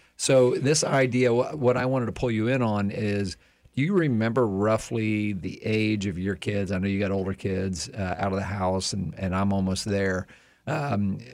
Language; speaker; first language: English; native; English